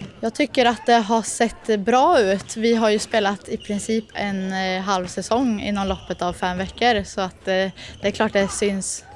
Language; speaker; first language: Swedish; native; Swedish